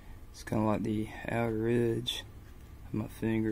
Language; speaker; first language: English; native; English